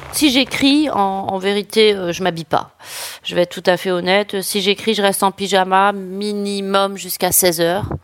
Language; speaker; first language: French; native; French